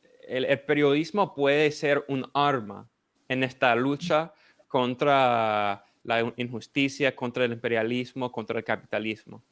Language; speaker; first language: Spanish; non-native, fluent; English